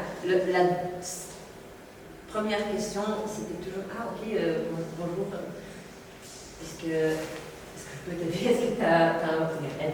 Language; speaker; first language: French; non-native, local second language; Dutch